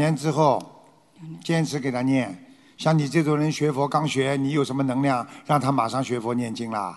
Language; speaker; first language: Chinese; native; Chinese